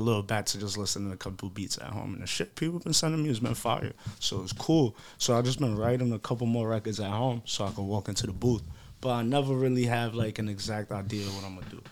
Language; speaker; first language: English; native; English